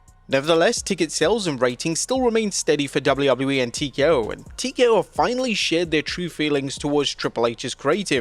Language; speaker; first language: English; native; English